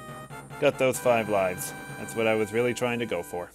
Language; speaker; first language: English; native; English